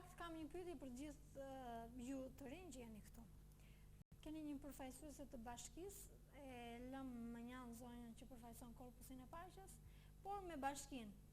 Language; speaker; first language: Albanian; native; Albanian